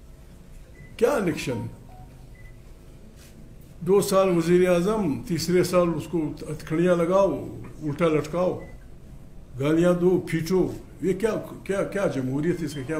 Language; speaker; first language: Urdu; non-native, local second language; Pashto